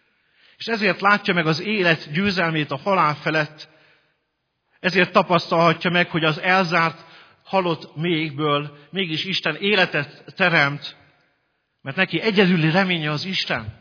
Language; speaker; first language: Hungarian; native; Hungarian